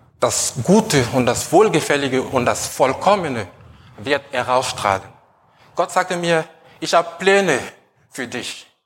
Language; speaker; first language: German; non-native, fluent; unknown